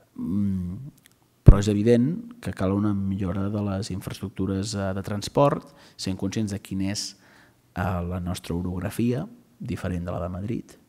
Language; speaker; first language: Catalan; native; Catalan